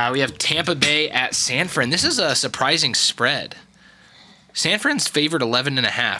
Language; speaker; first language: English; native; English